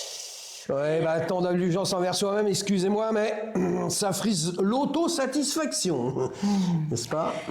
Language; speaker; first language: French; native; French